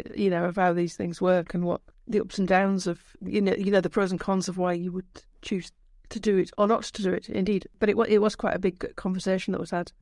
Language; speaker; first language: English; native; English